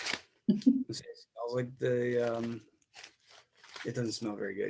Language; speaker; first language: English; native; English